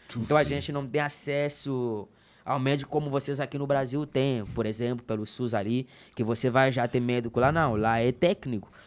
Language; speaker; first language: Portuguese; non-native, local second language; Makhuwa